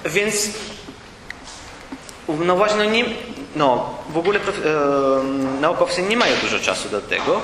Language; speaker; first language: Polish; non-native, learner; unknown